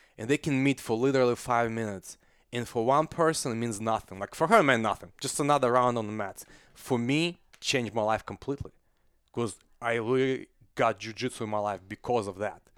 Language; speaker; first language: English; non-native, fluent; Russian